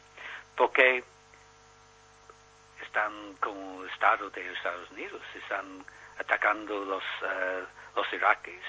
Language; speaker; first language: Spanish; non-native, learner; English